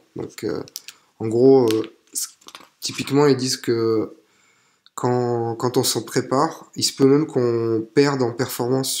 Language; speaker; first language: French; native; French